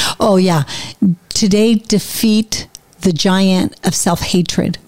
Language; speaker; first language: English; native; English